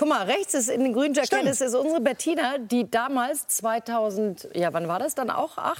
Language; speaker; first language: German; native; German